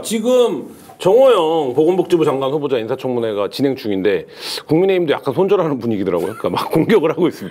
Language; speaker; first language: Korean; native; Korean